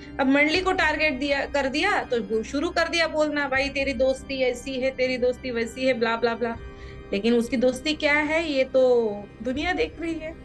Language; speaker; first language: Hindi; non-native, local second language; Marathi